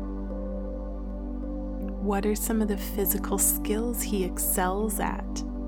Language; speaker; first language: English; native; English